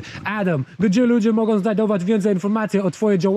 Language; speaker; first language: Polish; non-native, learner; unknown